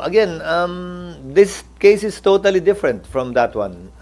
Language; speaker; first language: English; non-native, local second language; Filipino